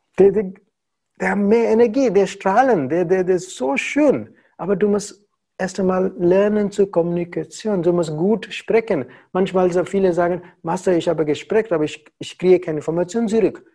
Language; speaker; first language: German; non-native, learner; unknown